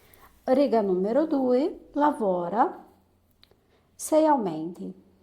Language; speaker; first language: Italian; non-native, fluent; Portuguese